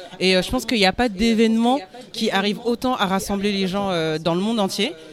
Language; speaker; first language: French; early bilingual, other home language; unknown